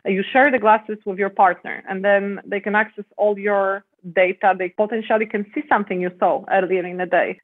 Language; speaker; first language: English; non-native, fluent; Polish